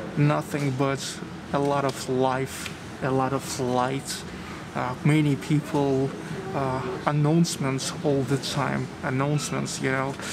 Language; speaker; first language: English; non-native, fluent; Russian